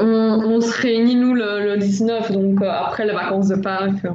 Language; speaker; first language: French; native; French